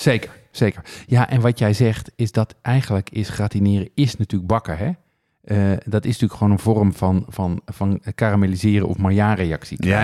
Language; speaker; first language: Dutch; native; Dutch